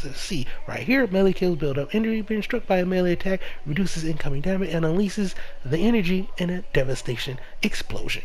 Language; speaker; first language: English; native; English